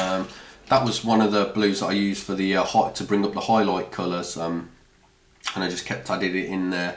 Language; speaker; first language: English; native; English